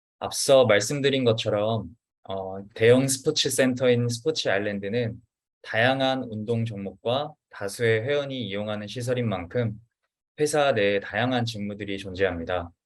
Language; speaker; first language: Korean; native; Korean